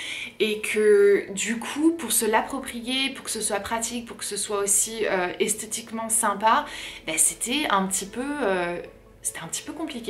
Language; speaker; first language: French; native; French